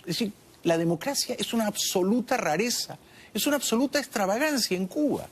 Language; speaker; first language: Spanish; native; Spanish